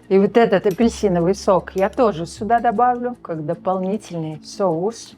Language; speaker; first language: Russian; native; Russian